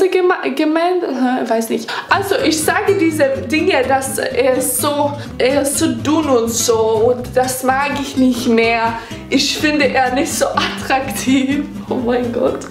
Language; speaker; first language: German; non-native, learner; English